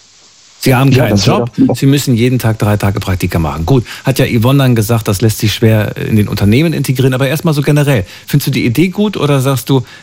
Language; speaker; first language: German; native; German